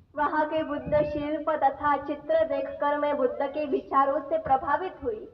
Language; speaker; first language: Hindi; non-native, local second language; Marathi